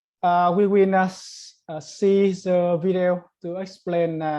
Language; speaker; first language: English; non-native, learner; Vietnamese